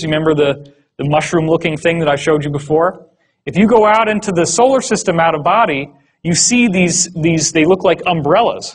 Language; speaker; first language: English; native; English